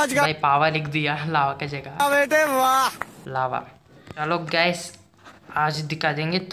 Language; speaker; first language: Hindi; native; Hindi